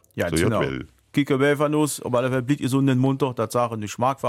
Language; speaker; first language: German; native; German